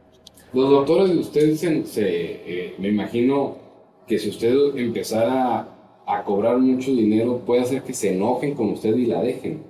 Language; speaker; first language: Spanish; native; Spanish